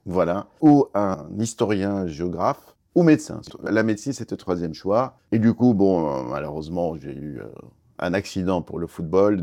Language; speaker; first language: French; non-native, fluent; Kurdish